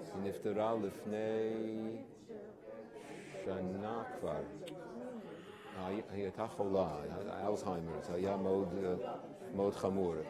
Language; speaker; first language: Hebrew; non-native, fluent; English